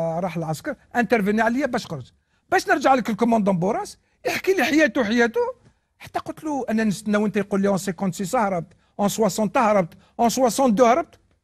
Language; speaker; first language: Arabic; non-native, local second language; Kabyle